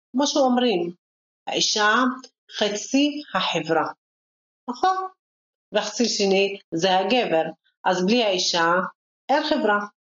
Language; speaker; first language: Hebrew; non-native, local second language; Arabic